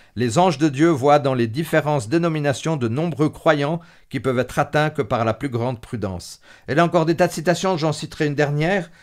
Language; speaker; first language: French; native; French